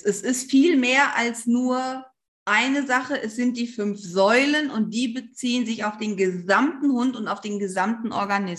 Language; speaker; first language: German; native; German